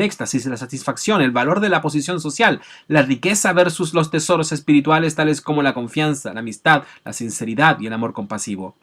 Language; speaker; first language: Spanish; native; Spanish